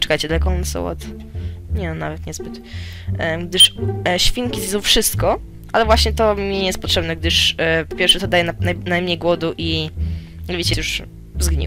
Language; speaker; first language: Polish; native; Polish